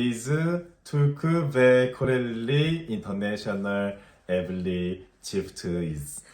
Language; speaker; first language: Turkish; non-native, learner; Korean